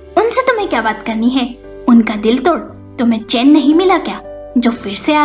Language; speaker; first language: Hindi; native; Hindi